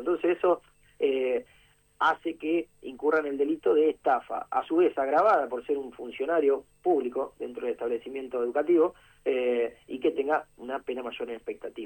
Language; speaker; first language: Spanish; native; Spanish